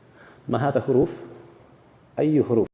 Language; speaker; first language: Arabic; non-native, learner; English